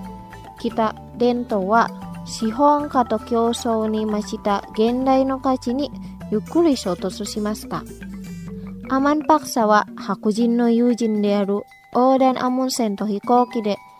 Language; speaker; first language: Japanese; non-native, fluent; Indonesian